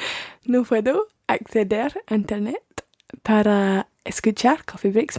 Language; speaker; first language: Spanish; non-native, learner; English